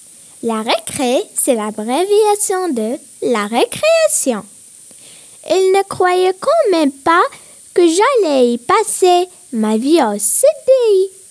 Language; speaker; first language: French; non-native, local second language; Arabic